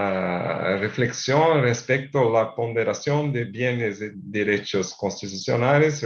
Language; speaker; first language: Spanish; non-native, fluent; Portuguese